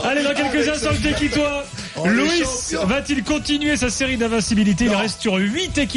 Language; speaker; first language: French; native; French